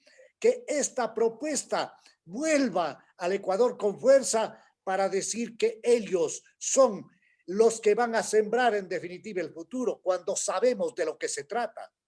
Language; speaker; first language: Spanish; native; Spanish